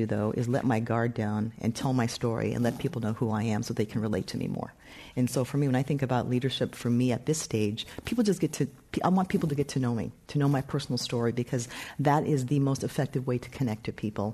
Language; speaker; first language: English; native; English